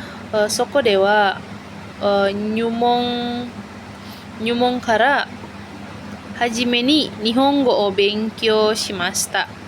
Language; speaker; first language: Japanese; non-native, learner; Indonesian